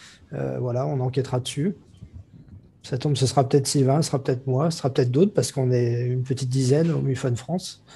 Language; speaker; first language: French; native; French